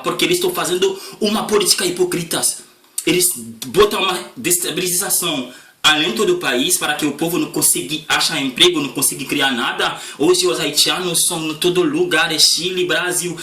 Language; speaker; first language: Portuguese; non-native, learner; Haitian Creole